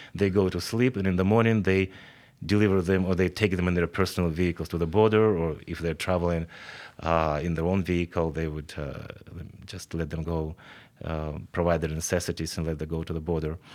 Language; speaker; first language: English; non-native, fluent; Ukrainian